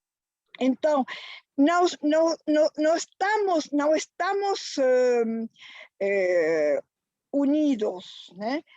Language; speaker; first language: Portuguese; non-native, fluent; Spanish